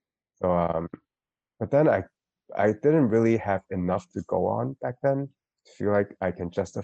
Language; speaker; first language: English; non-native, local second language; Cantonese